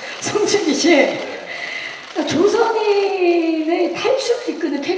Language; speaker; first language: Korean; native; Korean